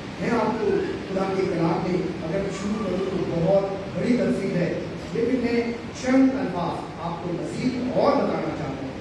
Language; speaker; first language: Urdu; native; Urdu